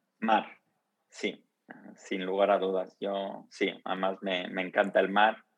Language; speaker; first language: Spanish; early bilingual, other home language; Italian